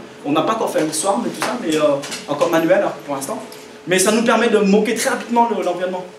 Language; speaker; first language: French; native; French